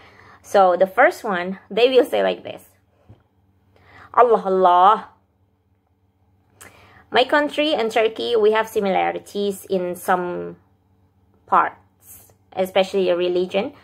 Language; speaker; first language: English; non-native, fluent; Indonesian